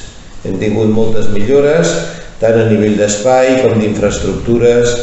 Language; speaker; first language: Catalan; native; Catalan